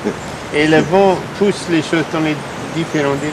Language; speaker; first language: French; non-native, learner; English